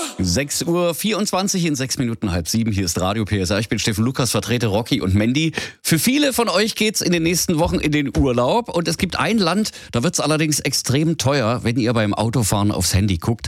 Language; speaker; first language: German; native; German